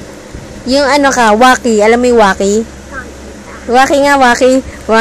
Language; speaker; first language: Filipino; native; Filipino